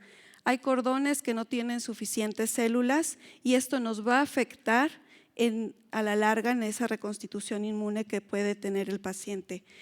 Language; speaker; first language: Spanish; native; Spanish